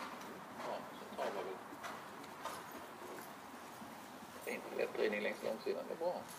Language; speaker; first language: Swedish; native; Swedish